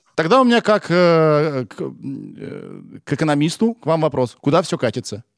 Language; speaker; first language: Russian; native; Russian